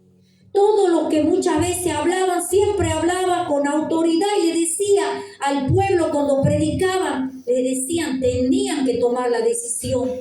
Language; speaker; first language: Spanish; native; Spanish